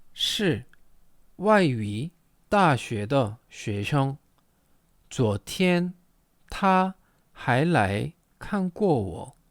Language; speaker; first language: Chinese; non-native, fluent; Korean